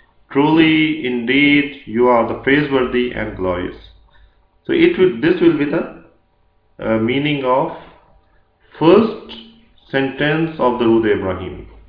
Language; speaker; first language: English; non-native, local second language; Urdu